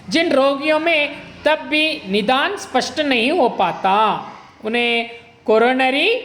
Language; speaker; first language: Hindi; non-native, local second language; Kannada